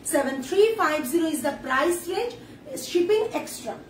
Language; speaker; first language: Hindi; non-native, local second language; Bangla